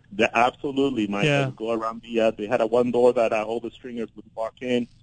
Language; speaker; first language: English; early bilingual, other home language; Spanish